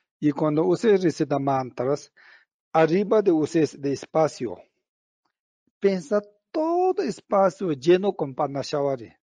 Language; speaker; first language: Spanish; non-native, learner; Tibetan